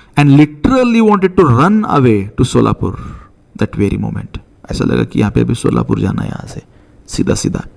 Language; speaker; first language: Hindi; non-native, local second language; Marathi